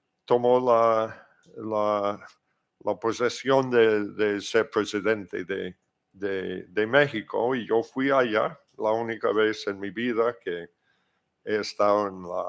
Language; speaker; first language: Spanish; non-native, fluent; English